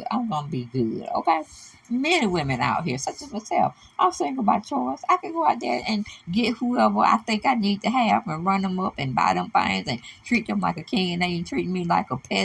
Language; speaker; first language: English; native; English